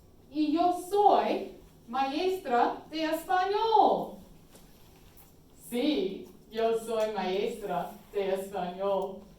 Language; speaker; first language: Spanish; non-native, fluent; English